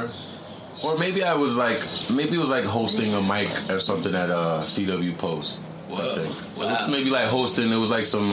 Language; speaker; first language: English; native; English